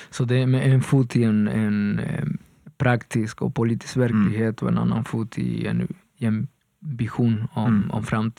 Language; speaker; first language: Swedish; non-native, fluent; Spanish